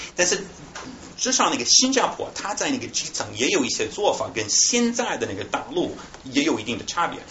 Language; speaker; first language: Chinese; non-native, fluent; English